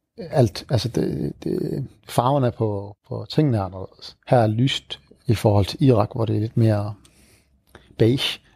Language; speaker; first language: Danish; early bilingual, other home language; Arabic